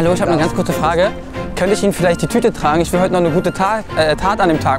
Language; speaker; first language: German; native; German